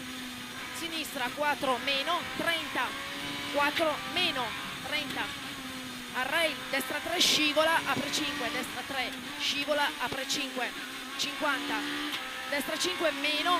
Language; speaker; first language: Italian; native; Italian